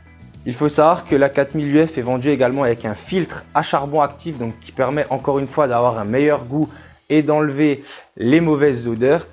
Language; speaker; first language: French; native; French